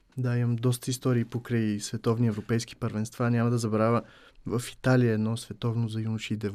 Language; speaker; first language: Bulgarian; native; Bulgarian